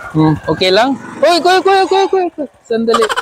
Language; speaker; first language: Filipino; non-native, learner; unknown